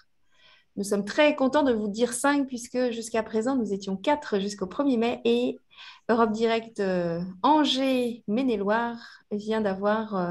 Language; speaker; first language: French; native; French